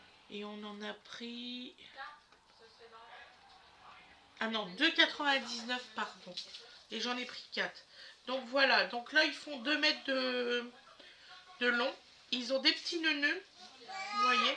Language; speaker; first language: French; native; French